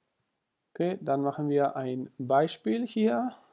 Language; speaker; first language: German; non-native, fluent; Spanish